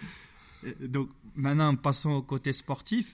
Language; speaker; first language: French; native; French